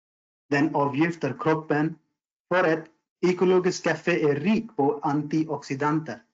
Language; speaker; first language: Swedish; non-native, fluent; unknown